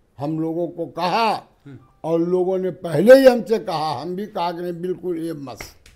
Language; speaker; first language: Hindi; native; Hindi